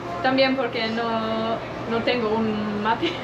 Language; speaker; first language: Spanish; non-native, learner; English